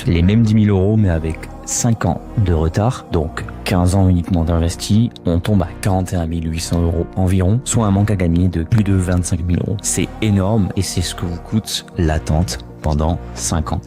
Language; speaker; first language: French; native; French